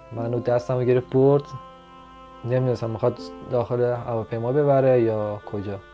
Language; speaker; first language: Persian; native; Persian